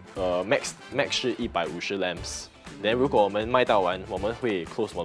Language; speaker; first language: Chinese; non-native, local second language; English